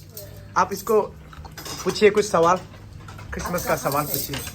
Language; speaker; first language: Hindi; non-native, local second language; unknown